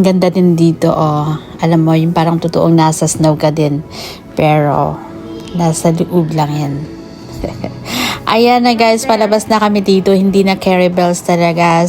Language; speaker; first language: Filipino; native; Filipino